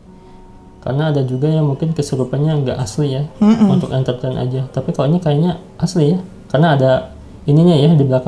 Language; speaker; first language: Indonesian; native; Indonesian